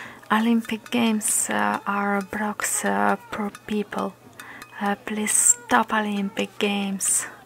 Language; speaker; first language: English; non-native, learner; Russian